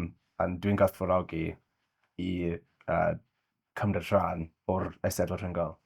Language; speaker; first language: Welsh; non-native, local second language; English